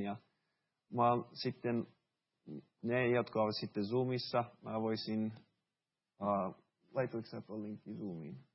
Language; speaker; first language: Finnish; early bilingual, heritage; Finnish